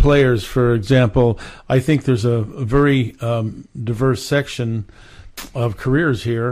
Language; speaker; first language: English; native; English